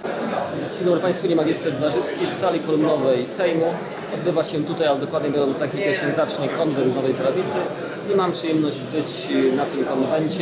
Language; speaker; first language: Polish; native; Polish